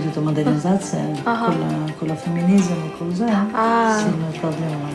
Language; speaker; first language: Russian; native; Russian